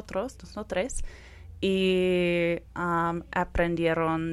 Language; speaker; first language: Spanish; non-native, fluent; English